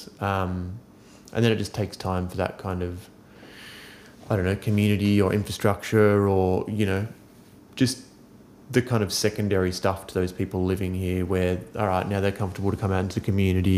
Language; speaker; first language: English; native; English